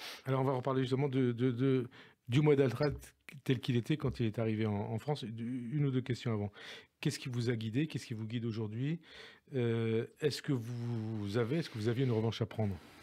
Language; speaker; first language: French; native; French